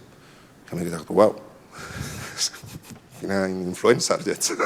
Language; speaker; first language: German; non-native, learner; Spanish